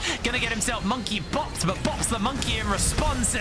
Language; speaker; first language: English; native; English